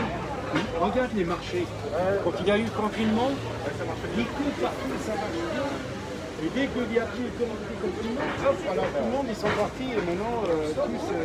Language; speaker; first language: French; native; French